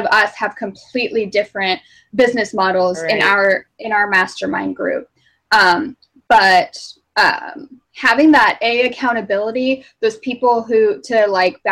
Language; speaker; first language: English; native; English